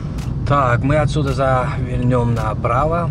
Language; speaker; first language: Russian; non-native, local second language; Uzbek